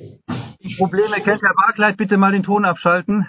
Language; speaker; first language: German; native; German